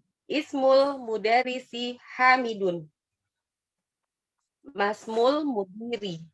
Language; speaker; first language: Arabic; non-native, learner; Indonesian